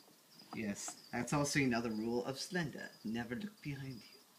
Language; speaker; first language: English; native; English